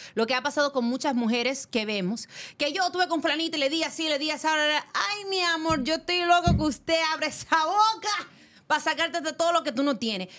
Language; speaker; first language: Spanish; early bilingual, heritage; Spanish